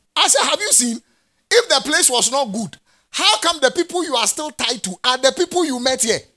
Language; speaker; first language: English; non-native, local second language; Akan